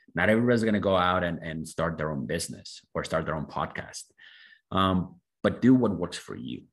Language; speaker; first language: English; non-native, fluent; Spanish